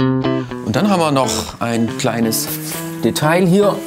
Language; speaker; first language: German; native; German